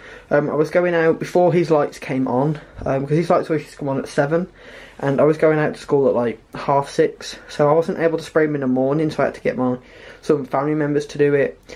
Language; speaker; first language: English; native; English